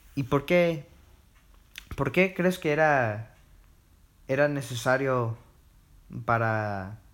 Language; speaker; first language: Spanish; early bilingual, heritage; Spanish